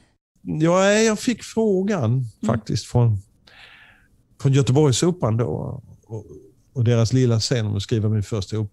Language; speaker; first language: Swedish; native; Swedish